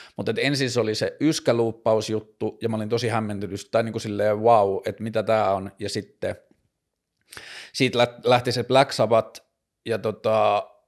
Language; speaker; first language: Finnish; native; Finnish